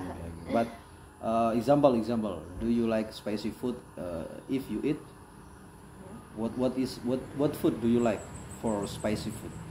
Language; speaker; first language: English; non-native, learner; Indonesian